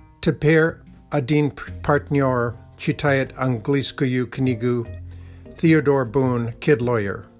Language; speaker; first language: Russian; non-native, learner; Czech